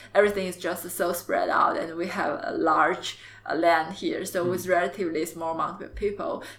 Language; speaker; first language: English; non-native, fluent; Chinese